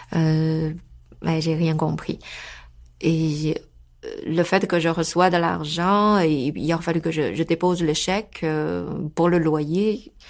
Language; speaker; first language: French; non-native, fluent; Chinese